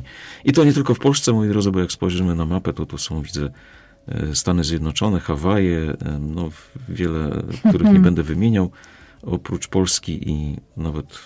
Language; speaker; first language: Polish; native; Polish